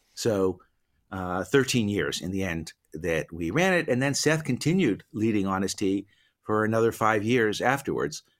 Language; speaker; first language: English; native; English